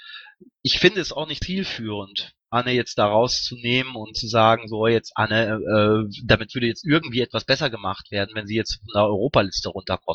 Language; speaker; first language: German; native; German